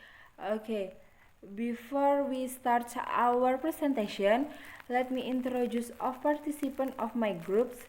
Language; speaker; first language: English; non-native, learner; Indonesian